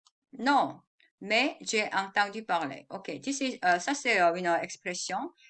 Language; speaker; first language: French; non-native, fluent; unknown